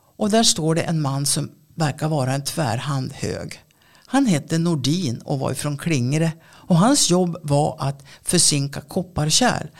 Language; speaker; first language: Swedish; native; Swedish